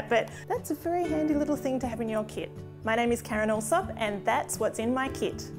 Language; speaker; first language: English; native; English